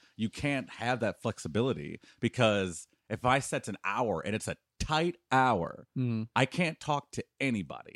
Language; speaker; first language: English; native; English